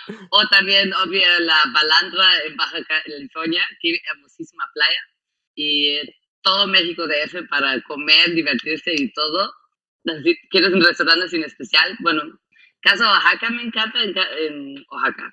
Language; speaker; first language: Spanish; non-native, fluent; German